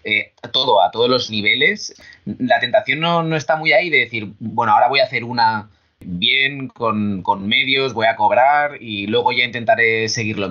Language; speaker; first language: Spanish; native; Spanish